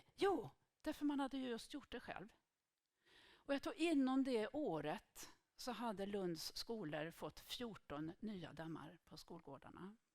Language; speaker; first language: Swedish; native; Swedish